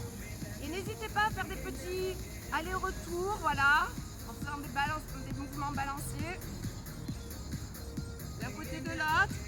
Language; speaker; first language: French; native; French